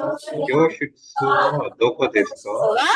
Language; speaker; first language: Japanese; non-native, learner; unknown